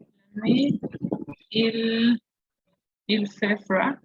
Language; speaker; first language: French; non-native, learner; Spanish